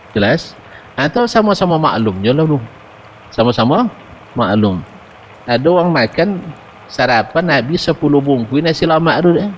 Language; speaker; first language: Malay; non-native, local second language; Minangkabau